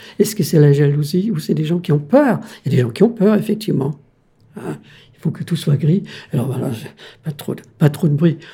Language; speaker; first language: French; non-native, fluent; Danish